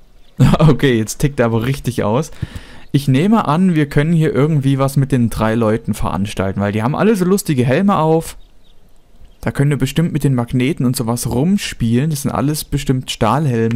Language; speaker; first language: German; native; German